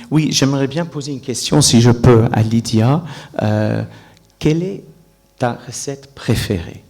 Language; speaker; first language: French; non-native, fluent; English